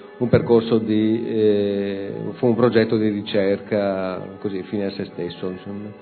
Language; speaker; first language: Italian; native; Italian